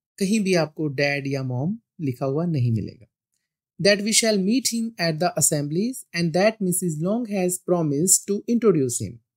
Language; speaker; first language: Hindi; non-native, local second language; Punjabi